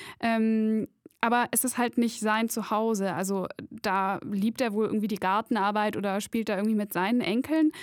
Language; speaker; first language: German; native; German